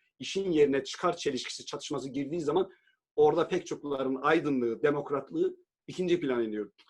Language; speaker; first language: Turkish; native; Turkish